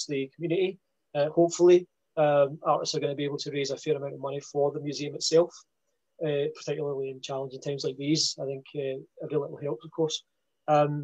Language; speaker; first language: English; native; English